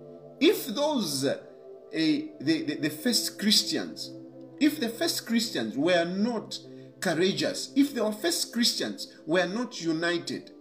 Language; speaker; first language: English; non-native, local second language; Bemba